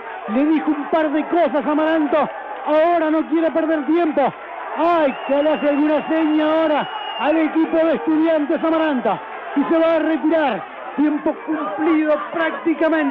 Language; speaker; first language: Spanish; native; Spanish